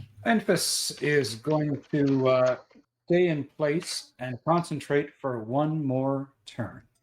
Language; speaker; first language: English; native; English